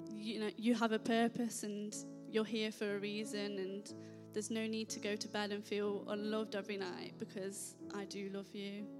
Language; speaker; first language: English; native; English